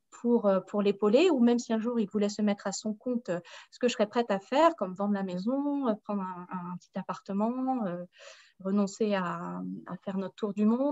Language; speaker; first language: French; native; French